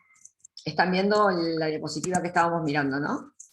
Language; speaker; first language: Spanish; native; Spanish